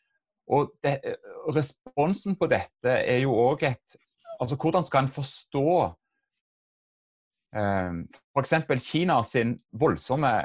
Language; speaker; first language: Norwegian; native; Norwegian